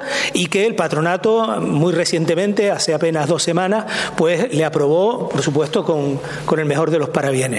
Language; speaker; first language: Spanish; native; Spanish